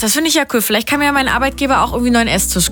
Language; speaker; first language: German; native; German